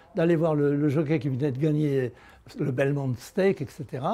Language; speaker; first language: French; native; French